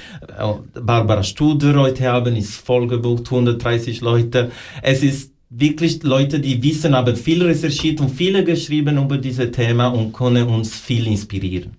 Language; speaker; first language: German; non-native, learner; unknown